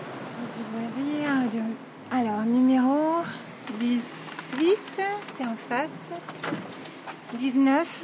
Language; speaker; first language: French; native; French